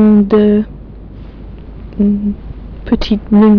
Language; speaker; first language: French; non-native, learner; English